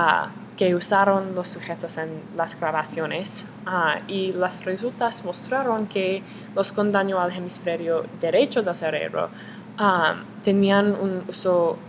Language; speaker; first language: Spanish; non-native, learner; English